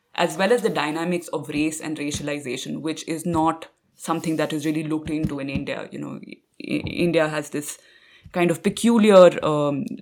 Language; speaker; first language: English; non-native, local second language; Punjabi